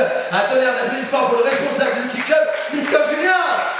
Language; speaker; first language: French; native; French